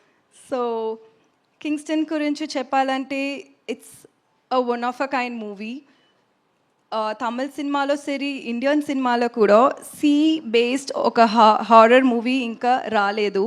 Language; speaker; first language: Telugu; non-native, learner; Tamil